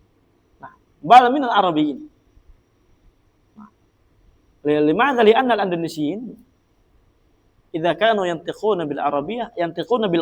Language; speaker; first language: Arabic; non-native, fluent; Indonesian